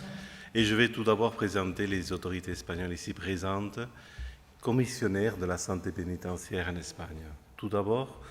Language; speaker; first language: French; non-native, fluent; Spanish